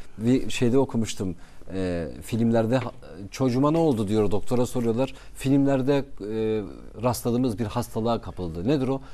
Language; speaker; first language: Turkish; non-native, local second language; Kurdish